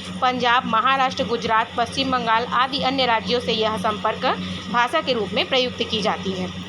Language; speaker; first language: Hindi; native; Hindi